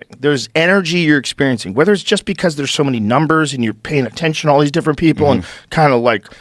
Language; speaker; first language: English; native; English